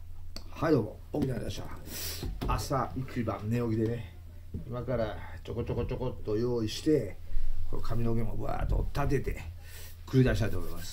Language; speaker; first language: Japanese; native; Japanese